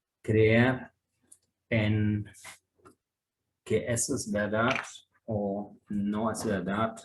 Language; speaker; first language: Spanish; non-native, fluent; German